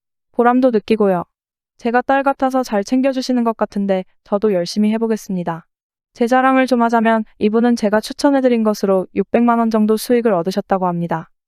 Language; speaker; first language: Korean; native; Korean